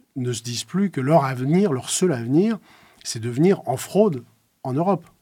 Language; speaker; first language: French; native; French